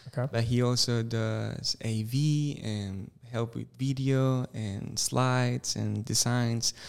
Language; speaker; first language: English; non-native, fluent; Spanish